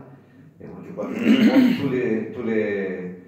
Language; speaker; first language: French; non-native, learner; Spanish